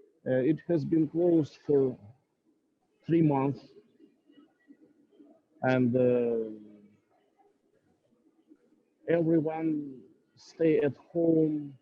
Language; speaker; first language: English; non-native, learner; Russian